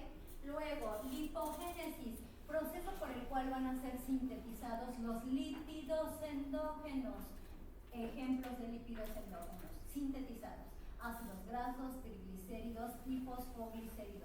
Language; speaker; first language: Spanish; native; Spanish